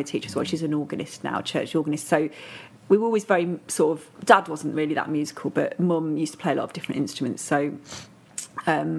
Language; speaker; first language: English; native; English